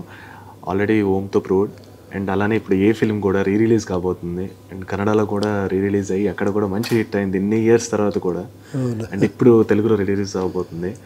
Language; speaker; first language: Telugu; native; Telugu